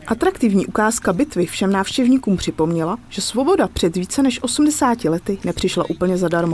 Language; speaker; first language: Czech; native; Czech